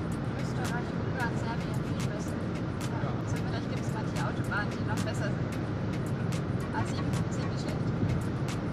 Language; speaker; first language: German; native; German